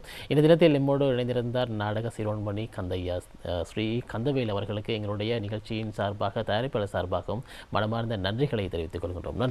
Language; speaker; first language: Tamil; native; Tamil